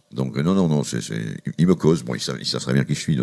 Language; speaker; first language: French; native; French